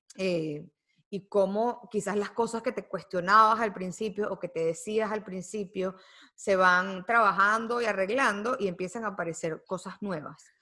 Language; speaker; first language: Spanish; native; Spanish